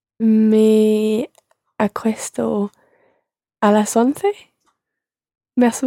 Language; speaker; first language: Spanish; non-native, learner; English